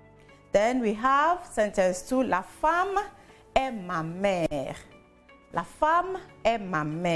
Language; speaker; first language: French; non-native, fluent; English